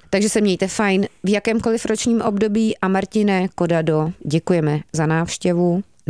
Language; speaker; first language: Czech; native; Czech